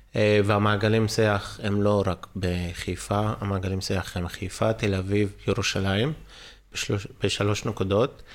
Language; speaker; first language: Hebrew; non-native, local second language; Arabic